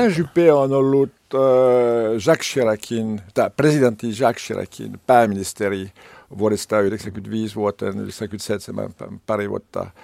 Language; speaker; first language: Finnish; non-native, learner; French